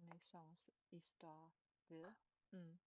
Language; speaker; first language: French; non-native, learner; Chinese